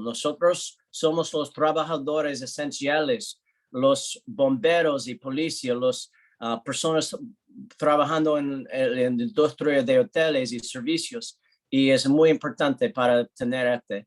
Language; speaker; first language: Spanish; non-native, learner; English